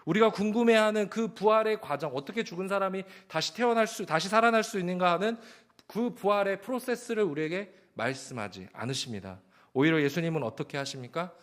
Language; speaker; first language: Korean; native; Korean